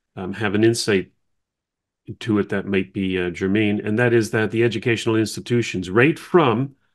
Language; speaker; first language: English; native; English